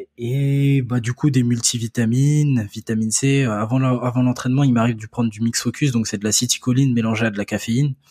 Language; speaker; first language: French; early bilingual, other home language; Akan